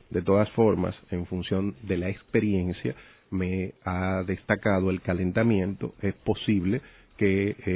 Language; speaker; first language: Spanish; native; Spanish